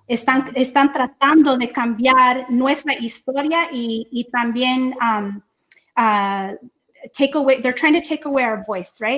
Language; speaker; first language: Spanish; early bilingual, heritage; English